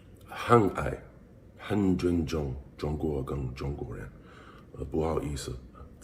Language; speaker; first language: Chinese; non-native, learner; English